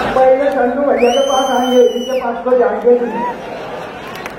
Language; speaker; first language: Hindi; non-native, local second language; Marathi